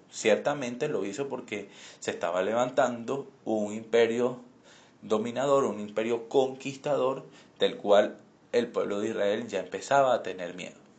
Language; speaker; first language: Spanish; native; Spanish